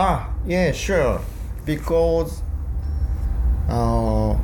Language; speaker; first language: English; non-native, learner; Japanese